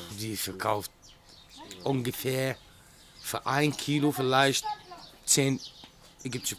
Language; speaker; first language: German; non-native, learner; Arabic